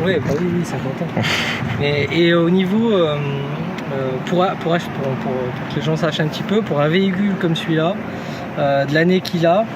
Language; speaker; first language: French; native; French